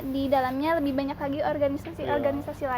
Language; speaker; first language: Indonesian; native; Indonesian